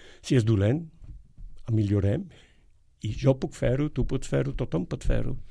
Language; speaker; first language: Catalan; non-native, fluent; Dutch